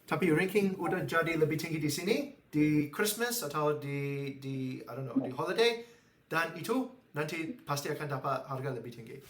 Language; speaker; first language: Indonesian; non-native, fluent; English